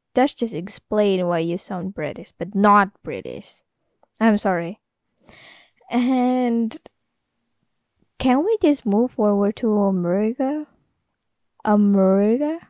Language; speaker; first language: English; non-native, learner; Indonesian